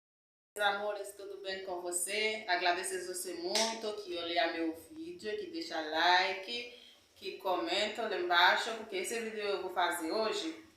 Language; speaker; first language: Portuguese; non-native, learner; Haitian Creole